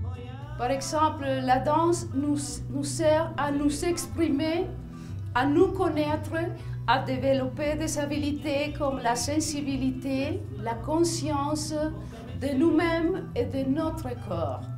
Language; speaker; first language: French; non-native, fluent; Spanish